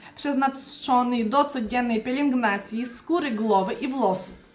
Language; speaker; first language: Polish; non-native, fluent; Ukrainian